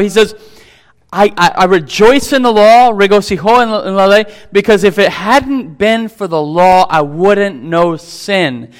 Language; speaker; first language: English; native; English